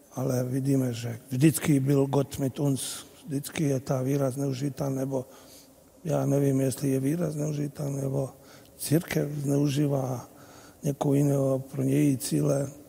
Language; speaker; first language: Czech; non-native, fluent; Bosnian